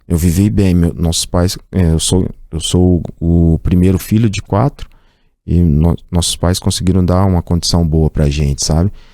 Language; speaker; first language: Portuguese; native; Portuguese